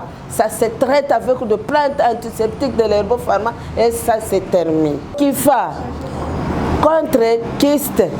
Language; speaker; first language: French; non-native, local second language; Lingala